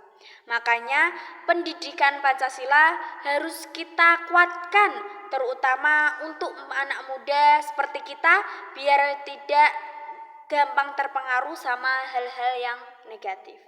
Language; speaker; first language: Indonesian; native; Indonesian